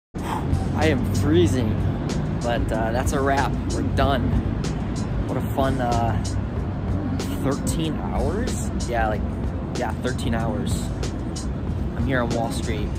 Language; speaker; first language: English; native; English